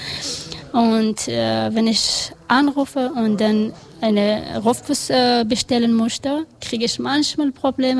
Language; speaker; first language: German; non-native, learner; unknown